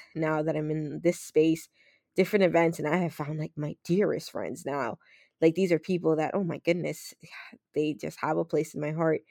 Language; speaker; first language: English; native; English